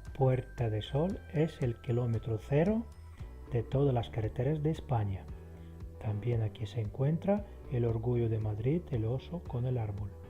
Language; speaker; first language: Spanish; non-native, fluent; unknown